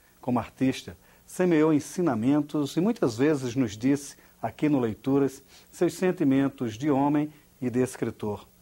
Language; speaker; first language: Portuguese; native; Portuguese